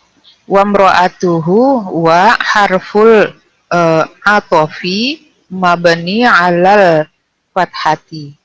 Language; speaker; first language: Arabic; non-native, learner; Indonesian